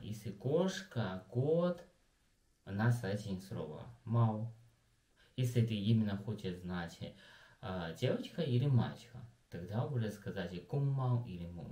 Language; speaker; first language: Russian; non-native, learner; Chinese